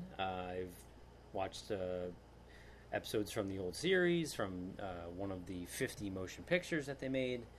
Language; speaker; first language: English; native; English